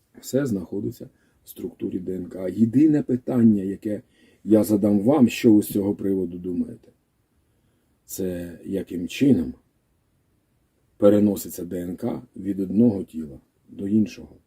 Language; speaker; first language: Ukrainian; native; Ukrainian